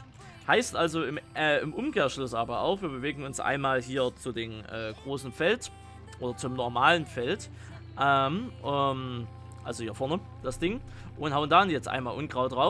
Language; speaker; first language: German; native; German